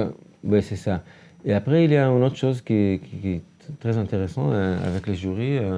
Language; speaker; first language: French; non-native, learner; Hebrew